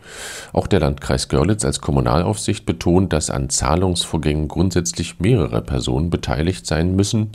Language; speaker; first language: German; native; German